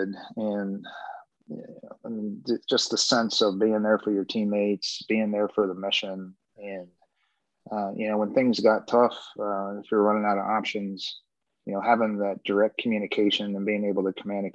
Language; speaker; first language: English; native; English